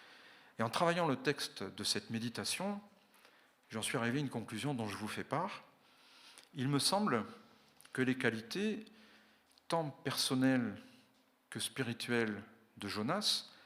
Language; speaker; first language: French; native; French